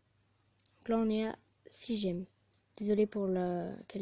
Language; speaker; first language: French; native; French